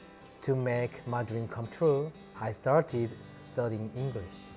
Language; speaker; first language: English; non-native, learner; Korean